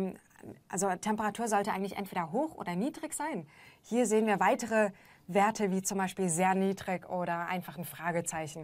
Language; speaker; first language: German; native; German